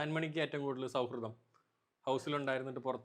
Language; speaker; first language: Malayalam; native; Malayalam